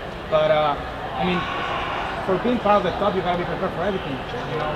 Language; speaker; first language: English; non-native, fluent; Spanish